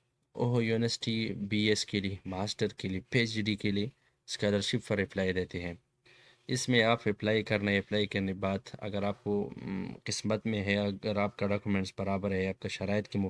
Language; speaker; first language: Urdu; non-native, local second language; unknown